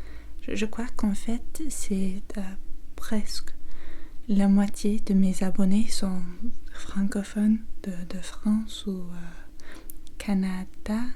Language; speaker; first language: French; non-native, learner; English